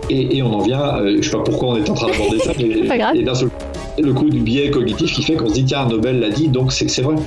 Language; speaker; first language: French; native; French